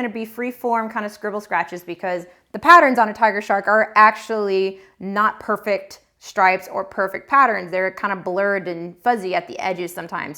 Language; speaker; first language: English; native; English